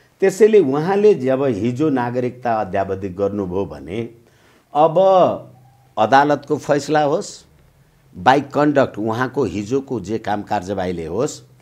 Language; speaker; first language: Nepali; native; Nepali